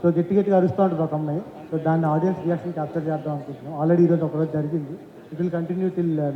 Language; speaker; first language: Telugu; native; Telugu